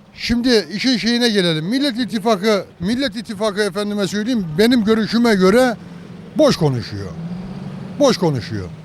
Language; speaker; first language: Turkish; native; Turkish